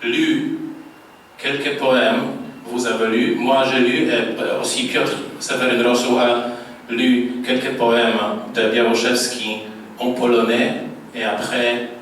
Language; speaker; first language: French; non-native, fluent; Polish